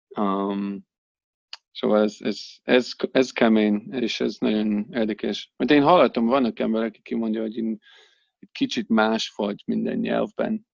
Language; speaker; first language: Hungarian; non-native, fluent; English